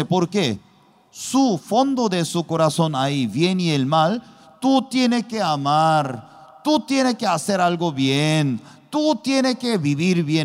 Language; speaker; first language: Spanish; non-native, learner; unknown